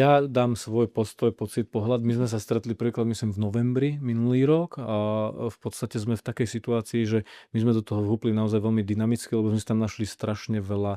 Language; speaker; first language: Slovak; native; Slovak